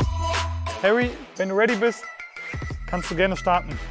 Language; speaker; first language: German; native; German